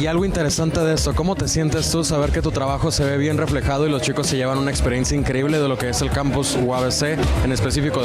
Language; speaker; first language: Spanish; native; Spanish